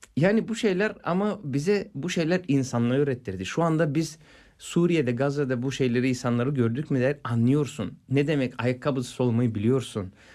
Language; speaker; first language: Turkish; non-native, fluent; Bulgarian